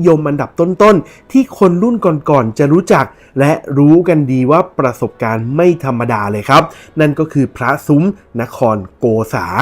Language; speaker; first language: Thai; native; Thai